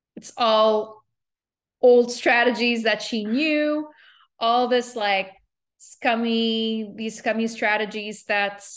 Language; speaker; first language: English; native; English